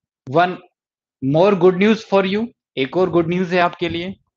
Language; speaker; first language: Hindi; native; Hindi